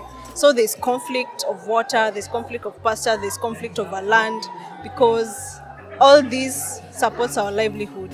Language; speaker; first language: English; non-native, local second language; Masai